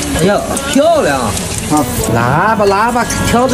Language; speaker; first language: Chinese; native; Chinese